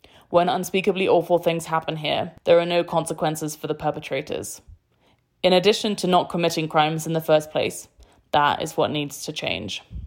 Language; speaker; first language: English; native; English